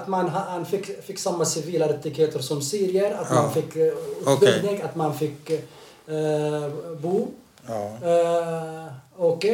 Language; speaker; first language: Swedish; non-native, fluent; Arabic